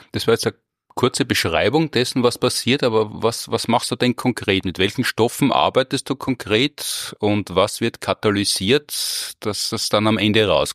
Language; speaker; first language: German; native; German